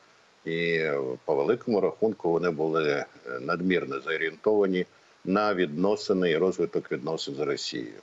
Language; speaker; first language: Ukrainian; native; Ukrainian